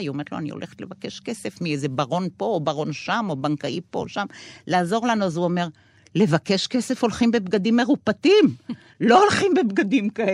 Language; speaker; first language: Hebrew; native; Hebrew